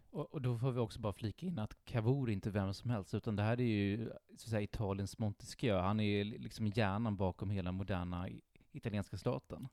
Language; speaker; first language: Swedish; early bilingual, other home language; Italian